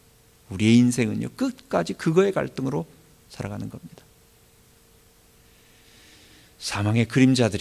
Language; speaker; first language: Korean; native; Korean